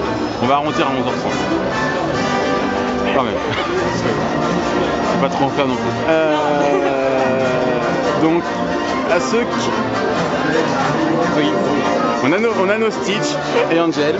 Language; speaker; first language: French; native; French